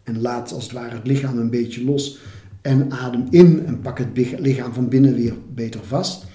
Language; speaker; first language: Dutch; native; Dutch